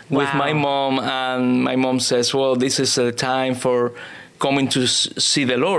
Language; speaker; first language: English; non-native, learner; Spanish